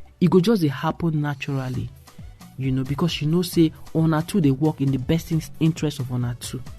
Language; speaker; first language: Nigerian Pidgin; non-native, local second language; Igbo